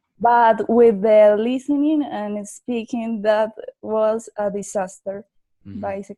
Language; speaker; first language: English; non-native, learner; Spanish